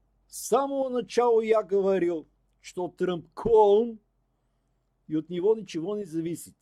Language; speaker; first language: Russian; non-native, learner; Bulgarian